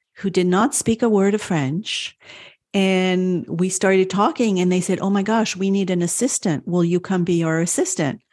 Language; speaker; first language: English; early bilingual, other home language; French